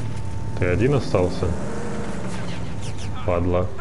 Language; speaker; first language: Russian; native; Russian